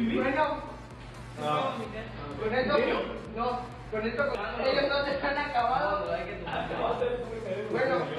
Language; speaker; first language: Spanish; native; Spanish